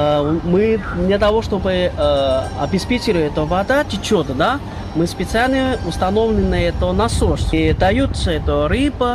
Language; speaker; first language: Russian; non-native, learner; Chinese